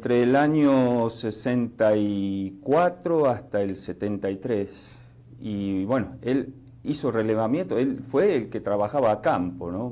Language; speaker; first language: Spanish; native; Spanish